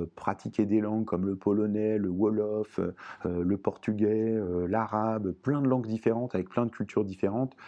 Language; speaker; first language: French; non-native, local second language; Arabic